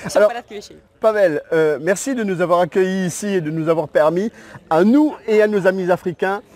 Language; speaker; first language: French; native; French